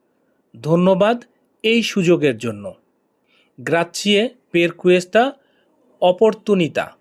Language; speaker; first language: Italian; non-native, learner; Bangla